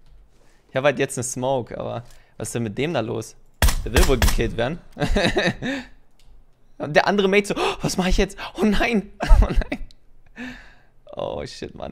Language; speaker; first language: German; native; German